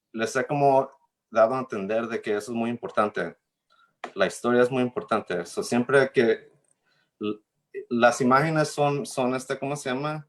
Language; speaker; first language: Spanish; early bilingual, heritage; Spanish